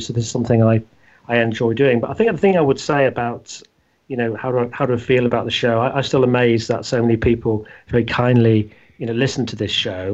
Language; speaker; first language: English; native; English